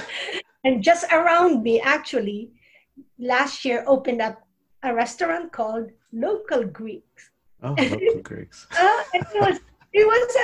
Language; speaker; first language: English; non-native, local second language; Bikol